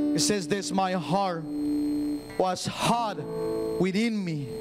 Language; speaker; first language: English; non-native, fluent; Spanish